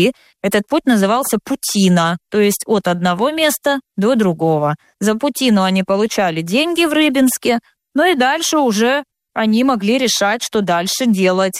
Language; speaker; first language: Russian; native; Russian